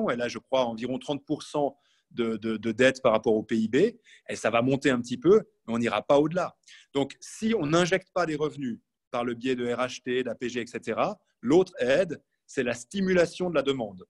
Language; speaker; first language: French; native; French